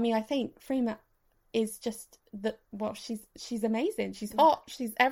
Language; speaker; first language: English; native; English